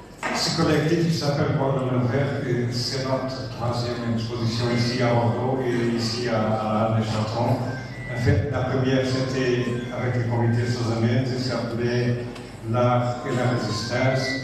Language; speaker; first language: French; non-native, fluent; Portuguese